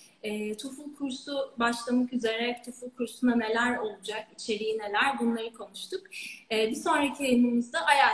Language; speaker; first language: Turkish; native; Turkish